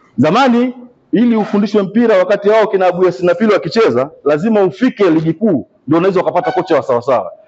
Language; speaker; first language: Swahili; native; Swahili